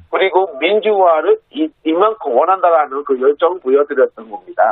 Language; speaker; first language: Korean; non-native, fluent; Burmese